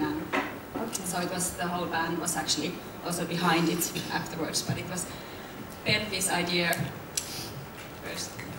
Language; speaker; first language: English; non-native, fluent; Finnish